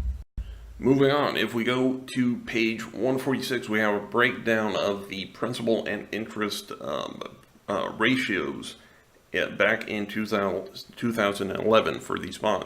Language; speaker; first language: English; non-native, local second language; Spanish